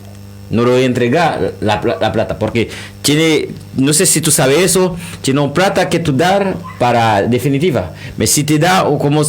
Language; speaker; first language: Spanish; non-native, learner; Haitian Creole